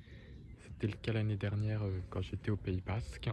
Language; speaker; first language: French; native; French